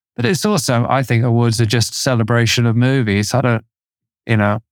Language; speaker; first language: English; native; English